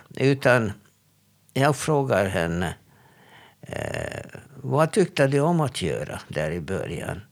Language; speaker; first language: Swedish; non-native, fluent; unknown